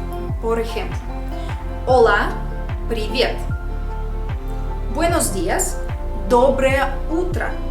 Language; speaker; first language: Spanish; non-native, fluent; Russian